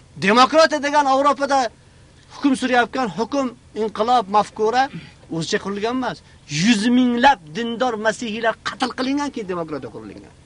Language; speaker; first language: Uzbek; native; Uzbek